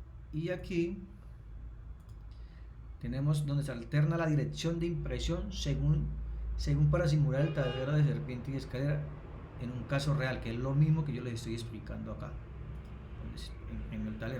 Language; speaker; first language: Spanish; native; Spanish